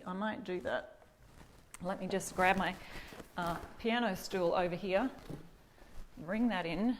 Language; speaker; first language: English; native; English